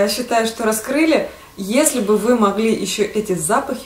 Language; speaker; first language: Russian; native; Russian